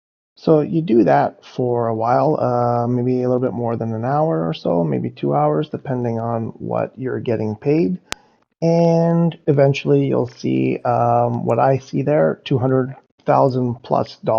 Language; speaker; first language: English; native; English